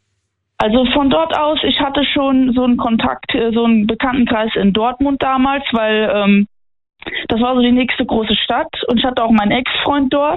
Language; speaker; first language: German; native; German